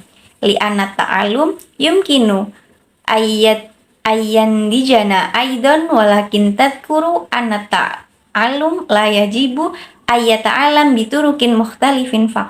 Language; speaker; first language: Arabic; non-native, learner; Indonesian